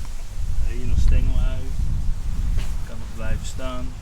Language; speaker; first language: Dutch; native; Dutch